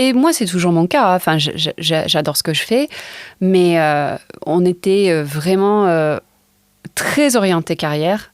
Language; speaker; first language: French; non-native, fluent; English